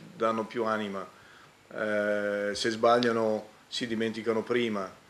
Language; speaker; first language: Italian; native; Italian